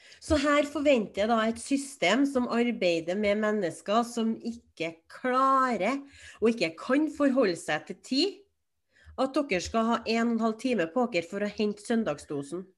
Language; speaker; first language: Norwegian; native; Norwegian